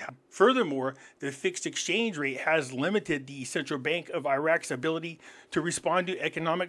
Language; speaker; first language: English; native; English